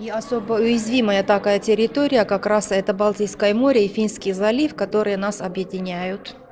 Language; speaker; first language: Russian; native; Russian